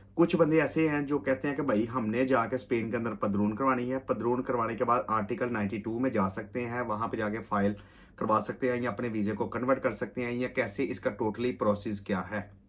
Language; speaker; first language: Urdu; non-native, local second language; Punjabi